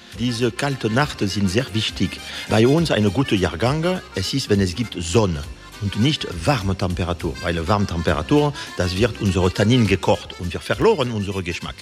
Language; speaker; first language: German; non-native, fluent; French